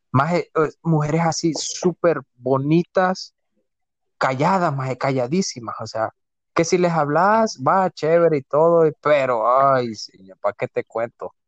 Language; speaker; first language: Spanish; native; Spanish